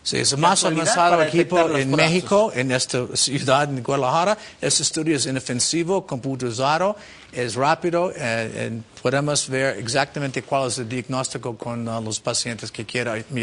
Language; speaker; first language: Spanish; non-native, learner; English